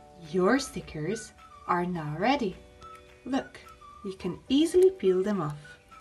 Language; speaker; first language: English; non-native, fluent; Italian